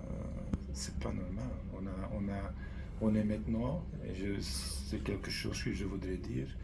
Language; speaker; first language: French; non-native, fluent; Dutch